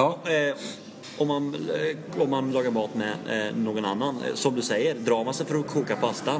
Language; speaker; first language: Swedish; native; Swedish